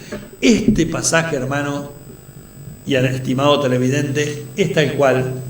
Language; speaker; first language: Spanish; native; Spanish